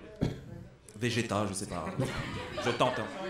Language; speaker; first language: French; native; French